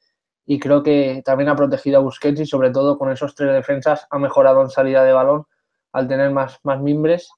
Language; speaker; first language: Spanish; native; Spanish